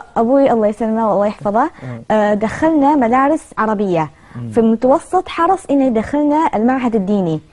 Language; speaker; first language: Arabic; early bilingual, other home language; Chinese